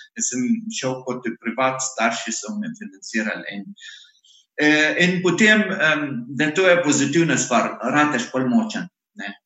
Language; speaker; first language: Slovenian; non-native, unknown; Arabic